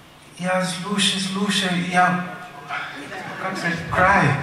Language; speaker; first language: Russian; non-native, learner; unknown